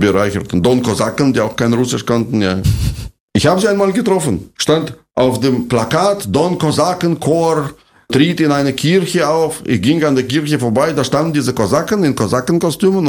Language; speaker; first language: German; non-native, fluent; Russian